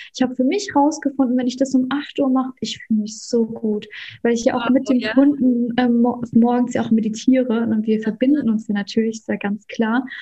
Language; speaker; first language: German; early bilingual, other home language; Russian